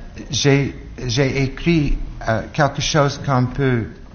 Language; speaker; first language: French; non-native, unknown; English